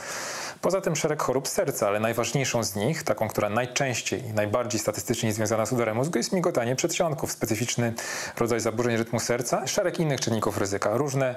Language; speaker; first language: Polish; native; Polish